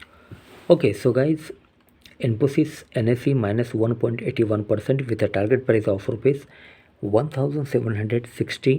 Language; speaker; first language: English; non-native, local second language; Hindi